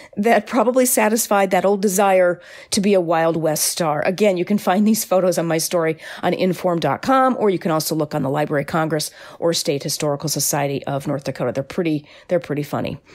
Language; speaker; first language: English; native; English